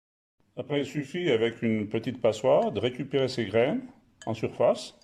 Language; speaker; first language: French; native; French